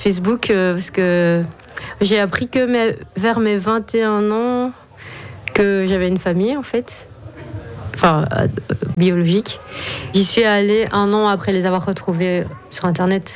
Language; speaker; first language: French; native; French